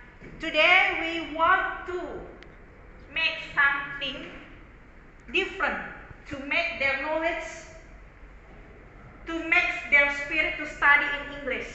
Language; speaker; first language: English; non-native, learner; Indonesian